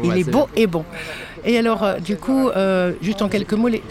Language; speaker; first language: French; native; French